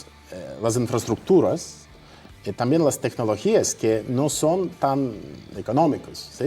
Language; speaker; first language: Spanish; non-native, fluent; Russian